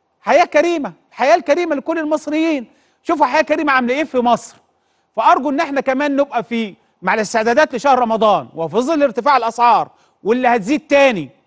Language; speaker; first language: Arabic; native; Arabic